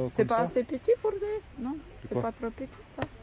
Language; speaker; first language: French; non-native, learner; Russian